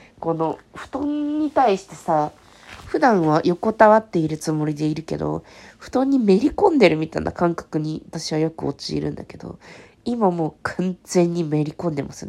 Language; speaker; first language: Japanese; native; Japanese